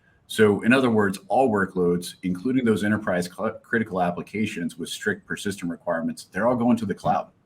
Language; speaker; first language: English; native; English